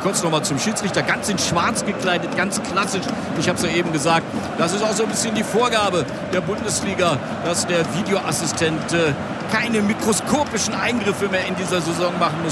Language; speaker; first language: German; native; German